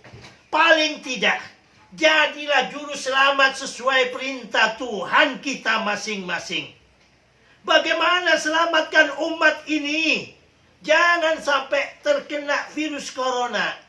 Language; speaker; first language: Indonesian; native; Indonesian